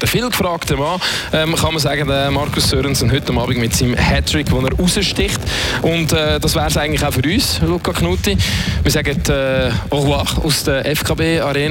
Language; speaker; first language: German; native; German